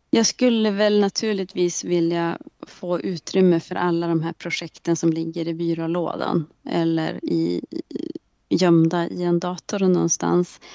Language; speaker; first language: Swedish; native; Swedish